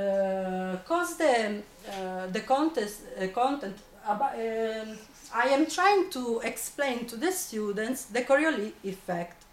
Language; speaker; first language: English; non-native, fluent; Italian